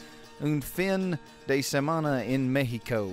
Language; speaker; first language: Spanish; non-native, learner; English